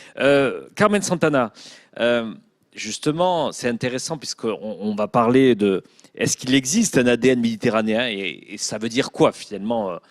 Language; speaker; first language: French; native; French